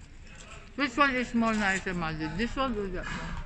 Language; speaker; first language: English; non-native, learner; Filipino